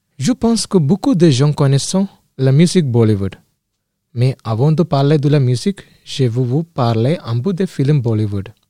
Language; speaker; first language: French; non-native, learner; Malayalam